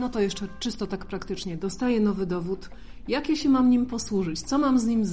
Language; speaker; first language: Polish; native; Polish